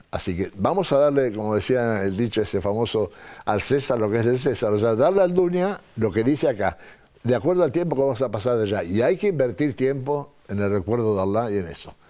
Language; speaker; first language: Spanish; native; Spanish